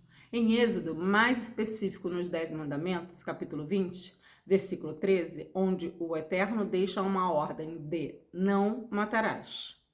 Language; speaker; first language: Portuguese; native; Portuguese